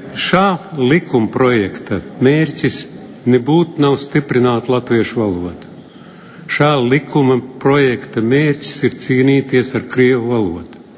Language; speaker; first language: Latvian; non-native, local second language; Russian